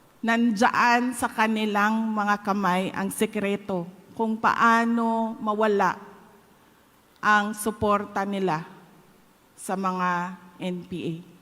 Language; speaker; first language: Filipino; non-native, local second language; Cebuano